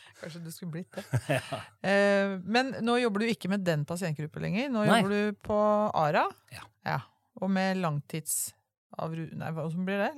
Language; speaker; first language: Norwegian; native; Norwegian